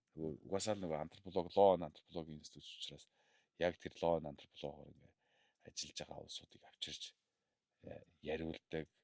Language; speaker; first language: Mongolian; native; Mongolian